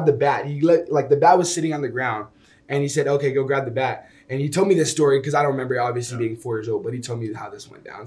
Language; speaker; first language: English; native; English